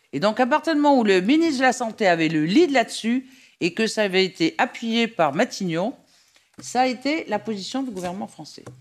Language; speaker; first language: French; native; French